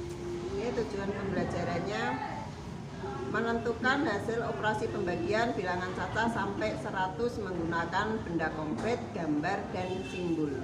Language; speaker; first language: Indonesian; native; Indonesian